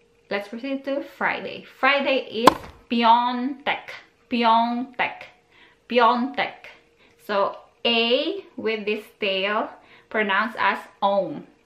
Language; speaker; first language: English; non-native, local second language; Filipino